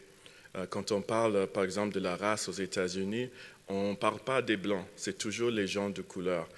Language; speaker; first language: French; non-native, fluent; English